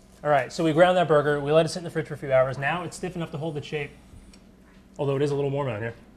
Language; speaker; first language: English; native; English